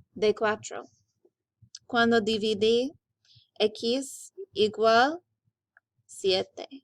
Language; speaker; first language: Spanish; non-native, learner; English